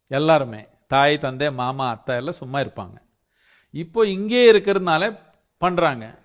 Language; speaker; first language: Tamil; non-native, local second language; Telugu